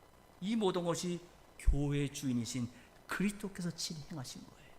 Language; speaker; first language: Korean; native; Korean